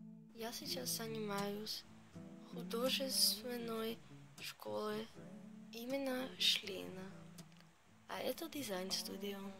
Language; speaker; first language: Russian; non-native, fluent; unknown